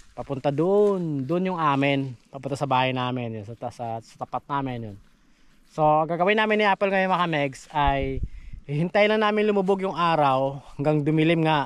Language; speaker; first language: Filipino; non-native, local second language; Kinaray-a